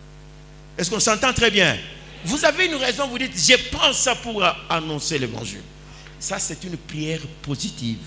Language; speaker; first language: French; non-native, local second language; Lingala